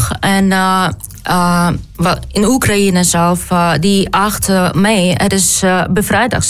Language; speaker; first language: Dutch; non-native, learner; Ukrainian